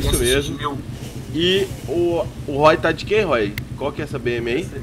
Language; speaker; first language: Portuguese; native; Portuguese